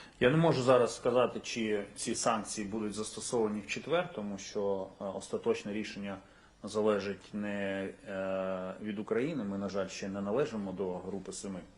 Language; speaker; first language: Ukrainian; native; Ukrainian